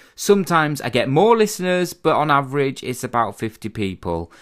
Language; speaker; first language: English; native; English